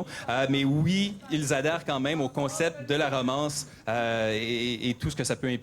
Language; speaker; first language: French; native; French